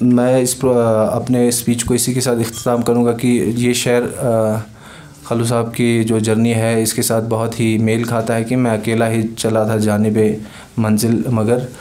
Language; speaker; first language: Hindi; non-native, local second language; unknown